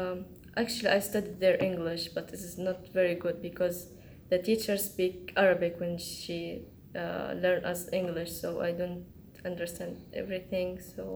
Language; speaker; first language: English; non-native, learner; Arabic